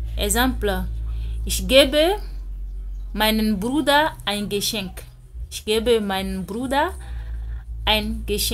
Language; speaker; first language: German; non-native, fluent; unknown